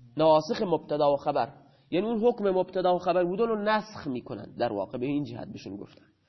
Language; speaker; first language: Persian; non-native, local second language; Baluchi